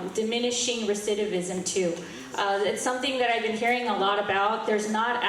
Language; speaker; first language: English; early bilingual, heritage; Spanish